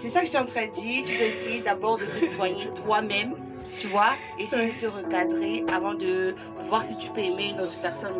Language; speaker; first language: French; native; French